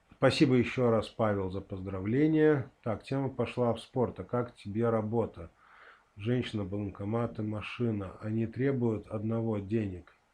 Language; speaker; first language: Russian; native; Russian